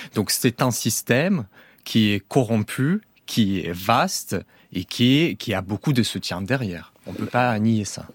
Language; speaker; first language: French; non-native, fluent; Russian